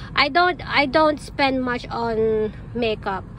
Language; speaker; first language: English; non-native, local second language; Filipino